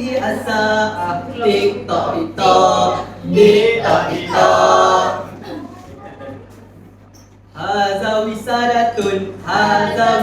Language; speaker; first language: Arabic; non-native, learner; Malay